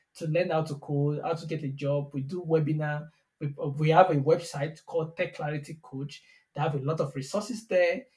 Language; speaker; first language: English; non-native, local second language; Yoruba